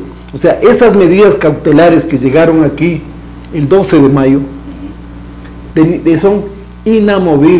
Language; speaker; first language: Spanish; native; Spanish